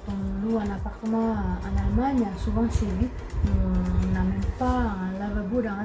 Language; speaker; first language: French; non-native, fluent; Indonesian